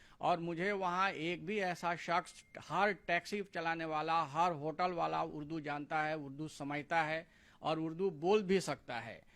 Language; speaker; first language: Urdu; native; Urdu